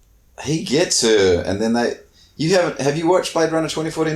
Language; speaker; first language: English; native; English